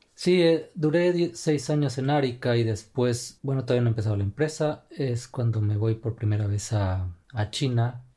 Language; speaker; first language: Spanish; native; Spanish